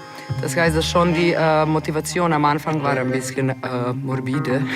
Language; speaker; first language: German; non-native, fluent; Serbian